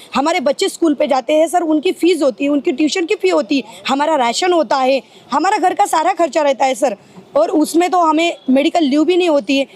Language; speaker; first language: Hindi; non-native, local second language; Marathi